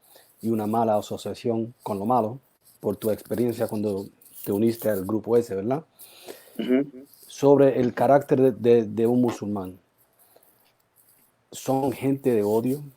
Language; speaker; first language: Spanish; early bilingual, heritage; Spanish